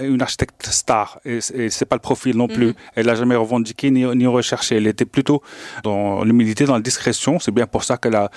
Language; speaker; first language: French; non-native, local second language; Arabic